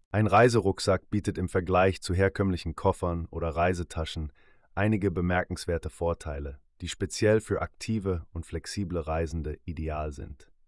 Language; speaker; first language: German; native; German